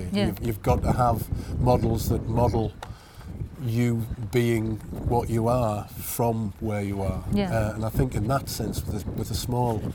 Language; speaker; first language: English; native; English